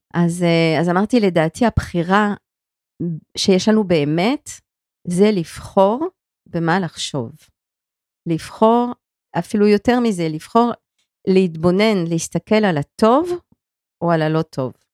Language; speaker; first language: Hebrew; non-native, fluent; French